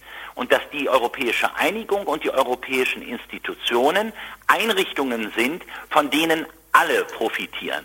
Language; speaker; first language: German; native; German